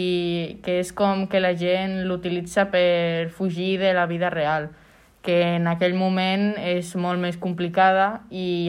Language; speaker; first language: Catalan; native; Catalan